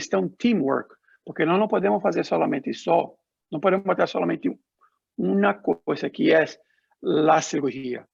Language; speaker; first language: Spanish; non-native, learner; Portuguese